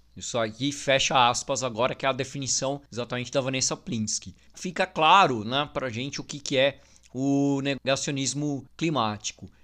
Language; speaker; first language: Portuguese; native; Portuguese